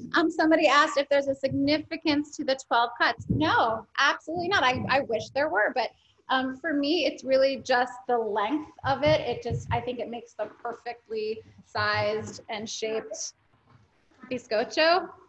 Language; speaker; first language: English; native; English